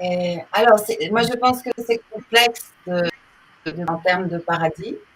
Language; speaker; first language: French; non-native, fluent; Portuguese